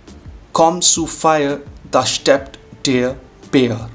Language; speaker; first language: German; non-native, fluent; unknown